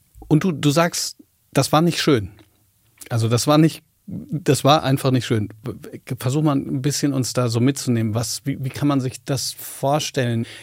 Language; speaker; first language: German; native; German